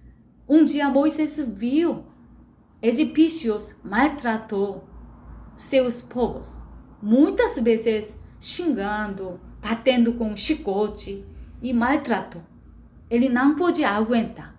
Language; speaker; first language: Portuguese; non-native, learner; Korean